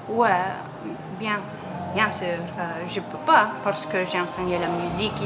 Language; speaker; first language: French; non-native, local second language; English